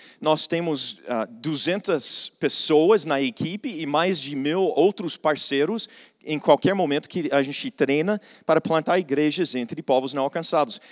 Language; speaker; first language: Portuguese; non-native, fluent; English